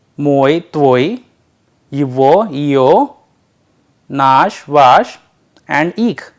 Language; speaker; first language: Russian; non-native, fluent; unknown